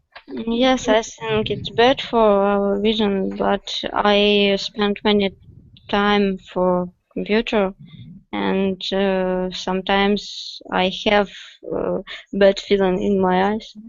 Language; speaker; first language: English; non-native, learner; Russian